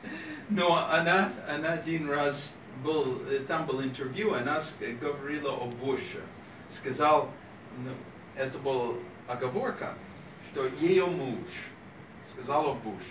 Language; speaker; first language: Russian; non-native, fluent; English